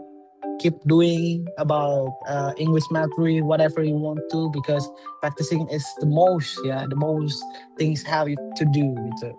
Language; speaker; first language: English; non-native, learner; Indonesian